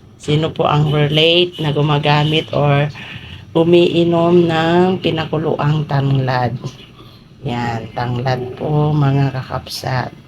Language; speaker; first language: Filipino; non-native, local second language; Iloko